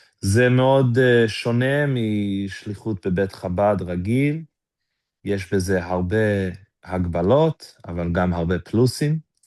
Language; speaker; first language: Hebrew; early bilingual, heritage; Hebrew